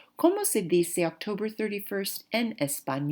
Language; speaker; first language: Spanish; non-native, fluent; English